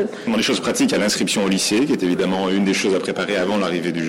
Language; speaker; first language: French; native; French